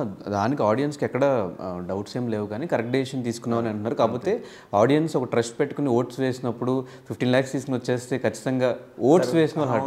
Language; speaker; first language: Telugu; native; Telugu